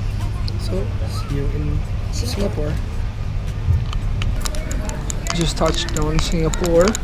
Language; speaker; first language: English; non-native, learner; Indonesian